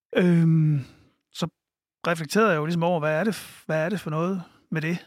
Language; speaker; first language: Danish; native; Danish